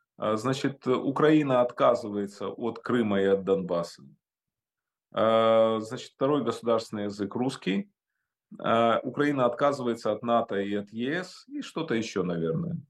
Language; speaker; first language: Russian; native; Russian